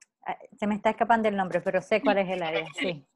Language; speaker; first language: Spanish; early bilingual, heritage; Spanish